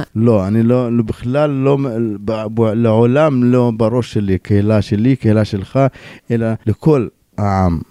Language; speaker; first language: Hebrew; non-native, local second language; Arabic